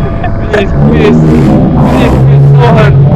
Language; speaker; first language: English; non-native, learner; Mongolian